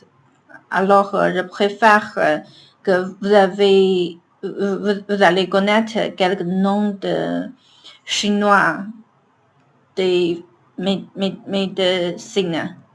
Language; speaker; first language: French; non-native, learner; Chinese